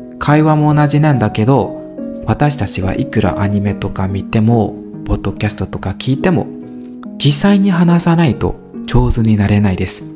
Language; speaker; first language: Japanese; non-native, learner; Burmese